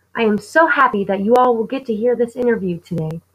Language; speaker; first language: English; native; English